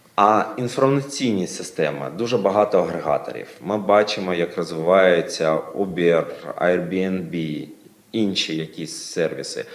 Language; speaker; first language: Ukrainian; native; Ukrainian